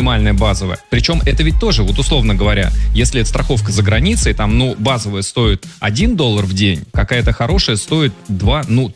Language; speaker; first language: Russian; native; Russian